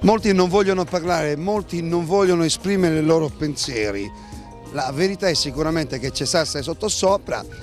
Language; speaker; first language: Italian; native; Italian